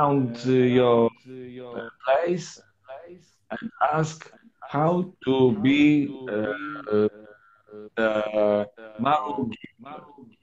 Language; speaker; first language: English; non-native, learner; Polish